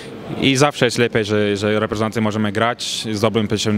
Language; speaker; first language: Polish; non-native, fluent; Latvian